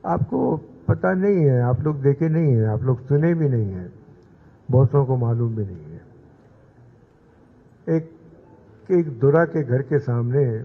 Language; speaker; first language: Urdu; native; Urdu